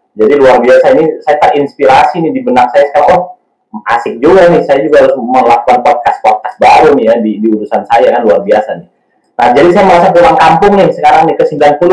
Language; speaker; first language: Indonesian; native; Indonesian